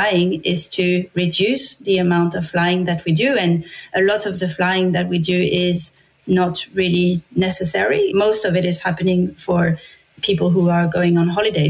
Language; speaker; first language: English; non-native, fluent; French